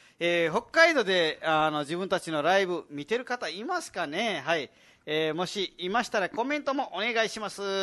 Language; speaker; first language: Japanese; non-native, fluent; Nepali